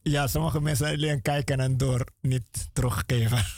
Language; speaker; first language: Dutch; non-native, learner; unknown